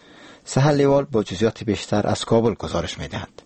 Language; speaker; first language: Persian; native; Persian